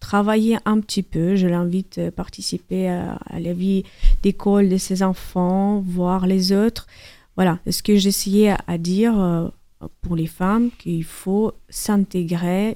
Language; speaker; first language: French; non-native, learner; Ukrainian